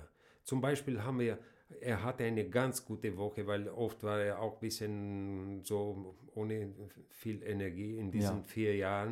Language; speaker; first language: German; non-native, fluent; Romanian